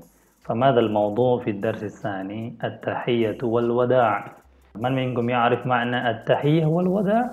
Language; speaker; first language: Arabic; non-native, fluent; Indonesian